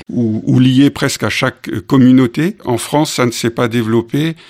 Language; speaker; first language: French; native; French